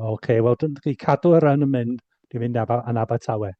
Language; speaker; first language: Welsh; non-native, fluent; English